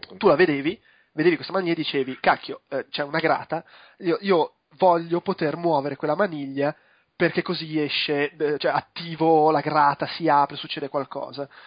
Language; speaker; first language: Italian; native; Italian